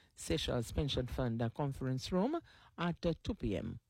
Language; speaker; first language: English; non-native, local second language; Seselwa Creole French